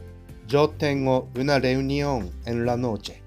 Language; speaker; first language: Spanish; non-native, learner; Japanese